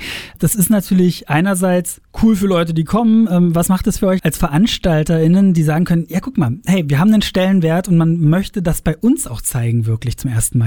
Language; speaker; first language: German; native; German